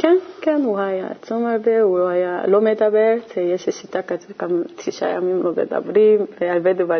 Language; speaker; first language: Hebrew; non-native, learner; Korean